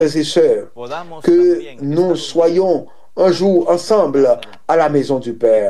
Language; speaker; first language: French; non-native, fluent; Spanish